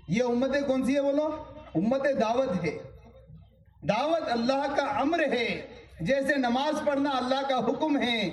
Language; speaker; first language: Urdu; native; Urdu